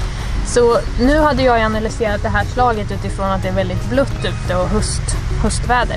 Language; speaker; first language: Swedish; native; Swedish